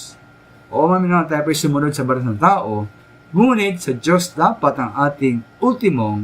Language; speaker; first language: Filipino; native; Filipino